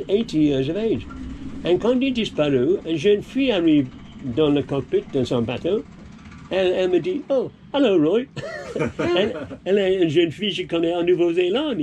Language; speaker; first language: French; non-native, learner; English